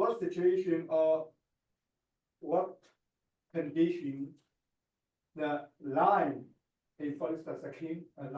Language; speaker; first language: English; non-native, learner; Chinese